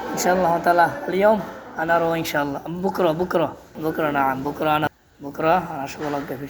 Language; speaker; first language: Arabic; non-native, learner; Bangla